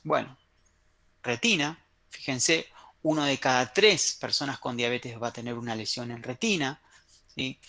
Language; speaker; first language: Spanish; native; Spanish